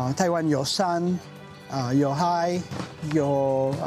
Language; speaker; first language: Chinese; non-native, learner; French